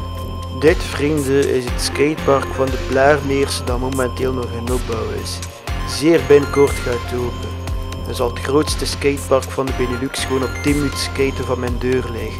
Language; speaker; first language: Dutch; native; Dutch